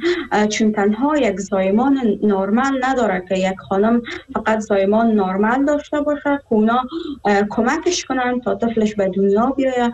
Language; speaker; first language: Persian; native; Persian